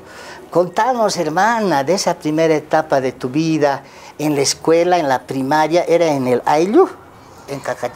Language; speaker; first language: Spanish; native; Spanish